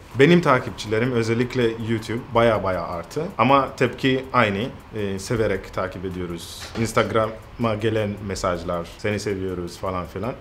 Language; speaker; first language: Turkish; non-native, fluent; Swahili